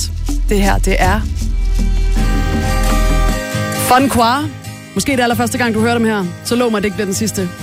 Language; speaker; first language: Danish; native; Danish